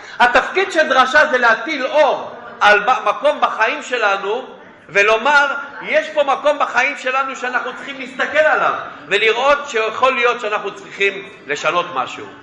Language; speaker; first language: Hebrew; non-native, fluent; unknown